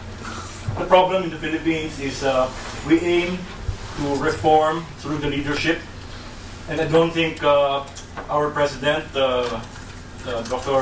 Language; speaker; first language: English; non-native, local second language; Bikol